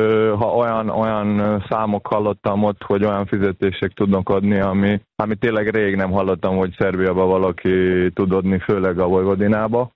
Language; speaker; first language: Hungarian; non-native, fluent; Serbian